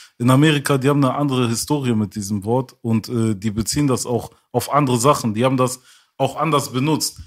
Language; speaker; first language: German; early bilingual, other home language; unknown